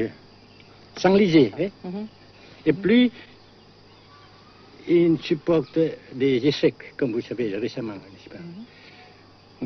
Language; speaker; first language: French; non-native, fluent; Vietnamese